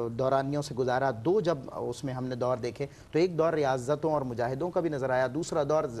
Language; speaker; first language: Urdu; native; Urdu